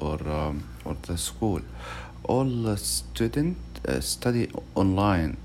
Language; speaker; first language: English; non-native, learner; Arabic